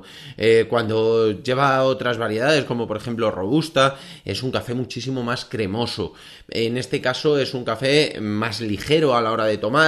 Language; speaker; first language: Spanish; native; Spanish